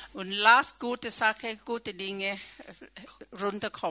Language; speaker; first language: German; non-native, learner; Thai